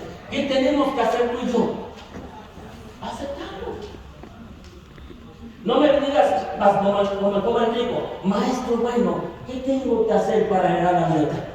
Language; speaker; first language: Spanish; native; Spanish